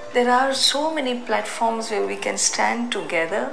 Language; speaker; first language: English; non-native, local second language; Hindi